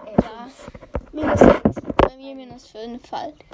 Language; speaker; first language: German; native; German